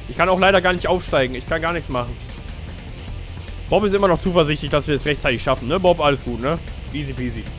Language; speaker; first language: German; native; German